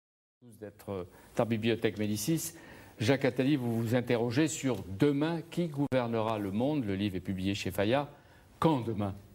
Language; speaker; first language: French; native; French